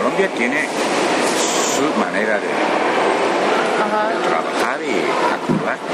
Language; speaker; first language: Spanish; non-native, fluent; Japanese